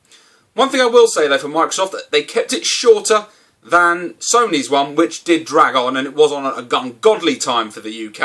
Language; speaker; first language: English; native; English